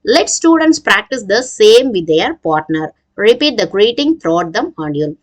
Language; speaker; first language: English; non-native, local second language; Tamil